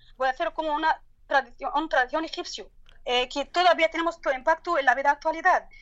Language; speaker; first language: Spanish; non-native, learner; Arabic